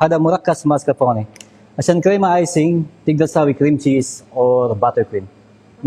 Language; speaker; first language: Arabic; non-native, learner; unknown